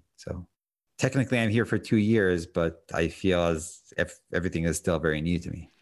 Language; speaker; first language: English; non-native, fluent; Hebrew